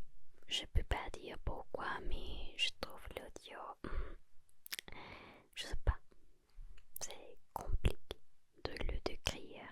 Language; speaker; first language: French; non-native, learner; Spanish